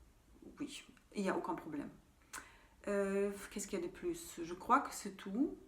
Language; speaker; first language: French; non-native, fluent; German